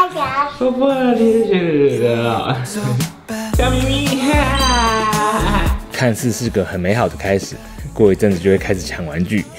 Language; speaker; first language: Chinese; native; Chinese